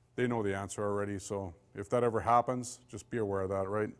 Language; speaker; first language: English; native; English